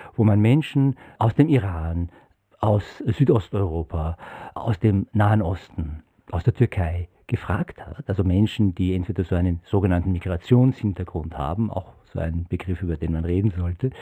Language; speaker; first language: German; non-native, fluent; Persian